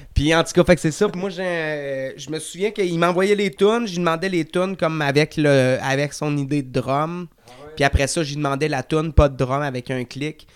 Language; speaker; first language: French; native; French